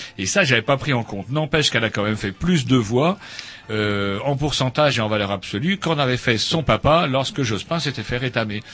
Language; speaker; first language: French; native; French